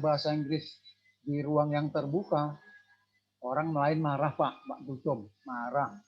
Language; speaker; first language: Indonesian; native; Indonesian